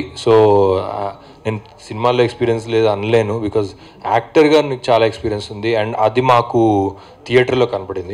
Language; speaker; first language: Telugu; native; Telugu